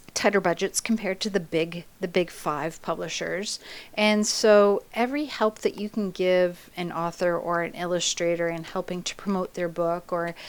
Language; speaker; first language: English; native; English